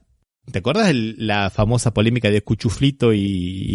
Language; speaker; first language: Spanish; native; Spanish